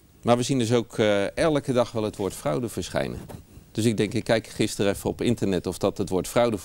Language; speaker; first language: Dutch; native; Dutch